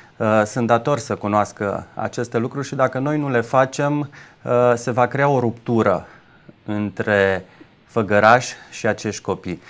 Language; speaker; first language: Romanian; native; Romanian